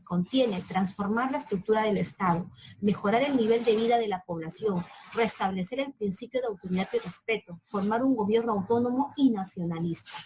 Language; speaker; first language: Spanish; native; Spanish